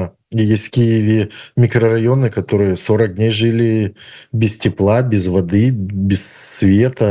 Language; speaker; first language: Russian; native; Russian